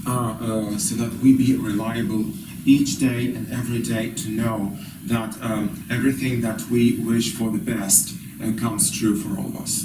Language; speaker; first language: English; non-native, fluent; Ukrainian